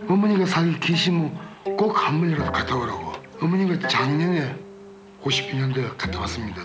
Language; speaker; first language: Korean; early bilingual, heritage; Korean